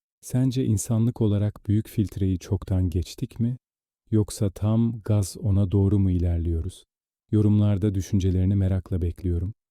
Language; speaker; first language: Turkish; native; Turkish